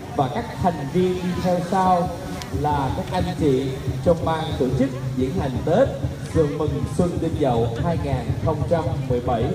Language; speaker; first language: Vietnamese; native; Vietnamese